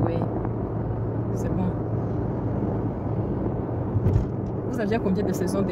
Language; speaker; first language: French; non-native, learner; Kinyarwanda